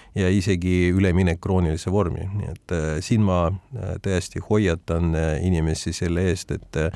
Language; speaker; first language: Estonian; non-native, local second language; Russian